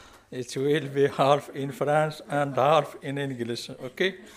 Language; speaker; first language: English; non-native, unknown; Arabic